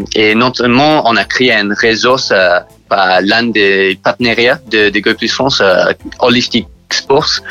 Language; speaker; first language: French; non-native, learner; English